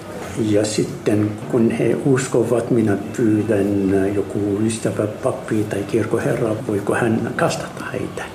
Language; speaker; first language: Finnish; non-native, fluent; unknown